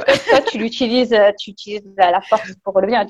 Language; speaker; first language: French; native; French